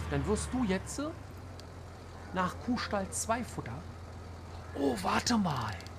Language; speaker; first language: German; native; German